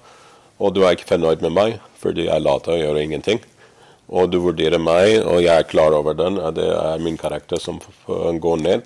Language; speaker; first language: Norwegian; non-native, fluent; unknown